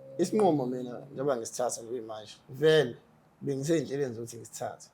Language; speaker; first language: Zulu; native; Zulu